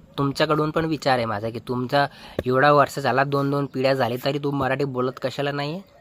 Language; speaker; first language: Marathi; non-native, local second language; Hindi